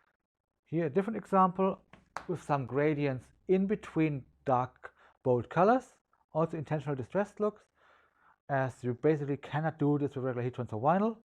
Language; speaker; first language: English; non-native, fluent; German